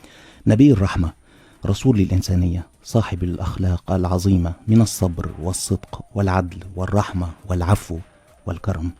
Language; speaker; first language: Arabic; native; Arabic